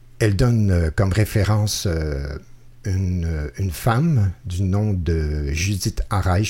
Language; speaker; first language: French; native; French